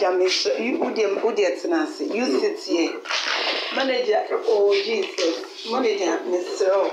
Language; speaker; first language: English; non-native, local second language; Akan